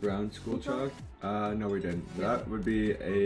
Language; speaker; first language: English; native; English